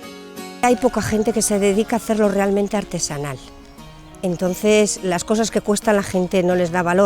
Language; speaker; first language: Spanish; native; Spanish